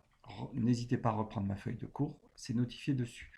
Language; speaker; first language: French; native; French